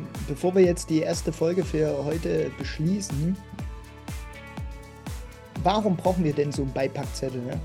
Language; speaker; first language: German; native; German